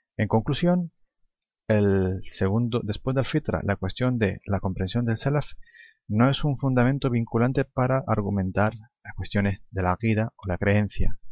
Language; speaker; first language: Spanish; non-native, fluent; Arabic